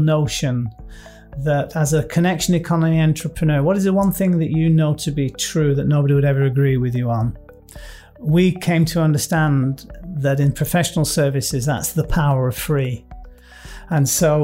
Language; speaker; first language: English; native; English